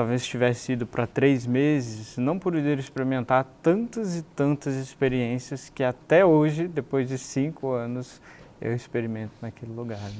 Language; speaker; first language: Portuguese; native; Portuguese